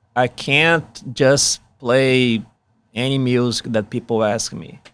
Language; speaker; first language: English; non-native, fluent; Portuguese